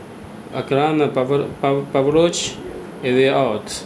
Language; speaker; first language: Russian; non-native, learner; Chinese